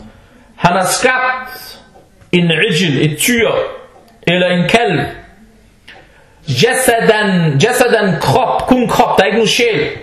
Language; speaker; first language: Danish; non-native, fluent; Arabic